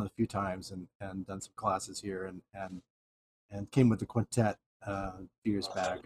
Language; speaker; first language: English; native; English